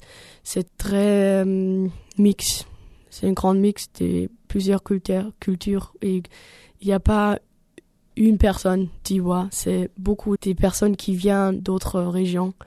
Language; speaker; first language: French; non-native, learner; German